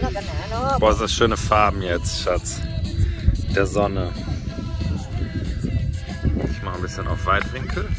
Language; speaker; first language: German; native; German